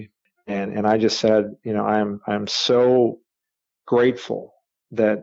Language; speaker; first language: English; native; English